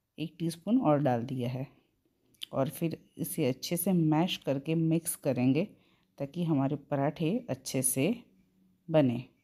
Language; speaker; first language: Hindi; non-native, local second language; Gujarati